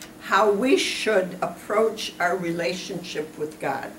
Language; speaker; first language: English; early bilingual, other home language; Ukrainian